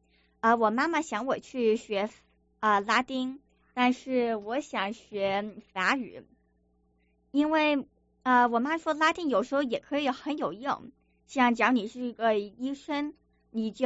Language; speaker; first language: Chinese; early bilingual, other home language; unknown